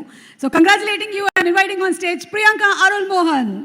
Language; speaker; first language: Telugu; native; Telugu